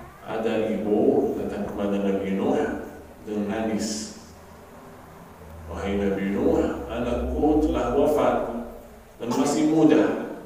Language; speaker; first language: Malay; non-native, fluent; Arabic